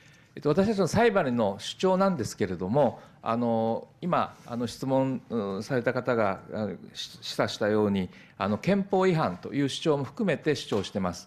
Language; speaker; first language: Japanese; native; Japanese